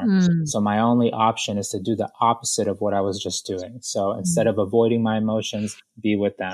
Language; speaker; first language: English; native; English